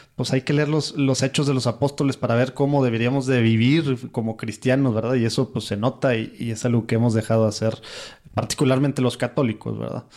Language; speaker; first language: Spanish; native; Spanish